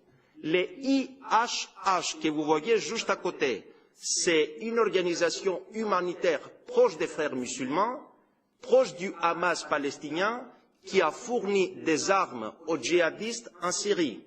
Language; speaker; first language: French; non-native, fluent; Greek